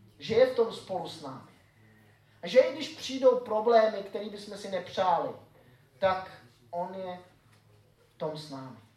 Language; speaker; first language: Czech; native; Czech